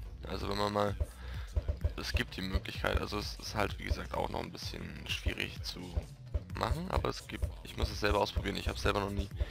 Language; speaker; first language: German; native; German